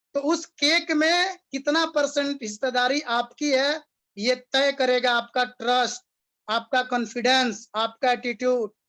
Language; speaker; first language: Hindi; native; Hindi